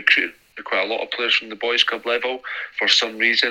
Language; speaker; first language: English; native; English